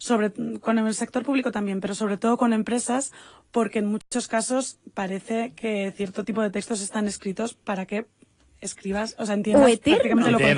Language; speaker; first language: Spanish; native; Spanish